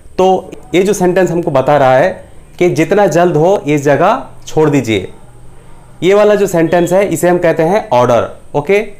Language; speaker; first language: Hindi; non-native, local second language; Bangla